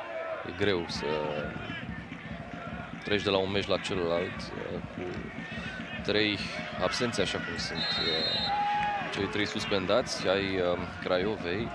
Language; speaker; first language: Romanian; native; Romanian